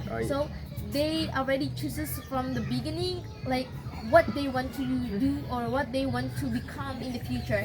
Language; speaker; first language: English; non-native, learner; Indonesian